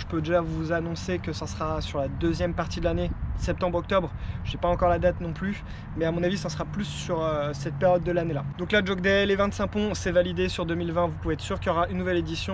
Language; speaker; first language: French; native; French